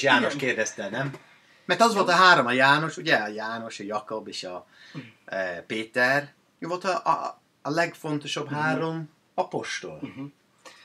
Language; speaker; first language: Hungarian; non-native, learner; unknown